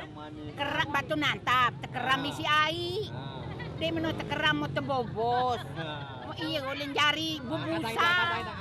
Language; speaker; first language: Indonesian; non-native, local second language; Sasak